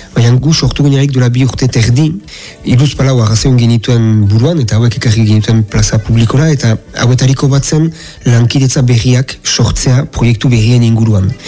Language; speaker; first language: Basque; native; Basque